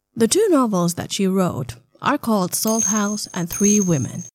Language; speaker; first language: English; non-native, fluent; Finnish